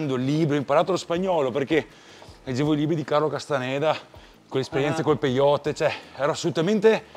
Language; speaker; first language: Italian; non-native, local second language; Venetian